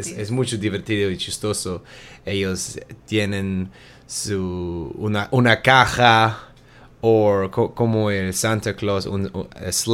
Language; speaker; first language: Spanish; non-native, learner; German